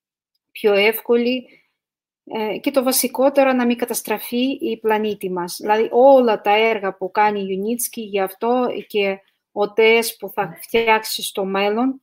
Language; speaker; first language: Greek; non-native, fluent; Russian